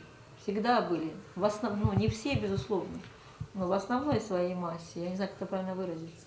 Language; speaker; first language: Russian; native; Russian